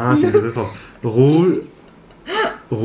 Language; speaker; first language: French; native; French